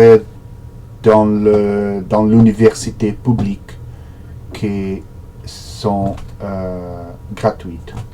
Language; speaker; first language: French; non-native, learner; Portuguese